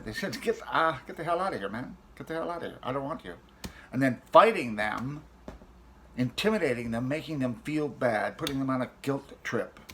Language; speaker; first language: English; native; English